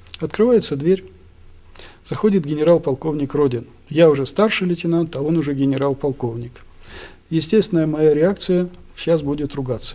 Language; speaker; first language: Russian; native; Russian